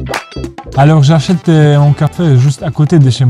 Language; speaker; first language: French; non-native, fluent; Polish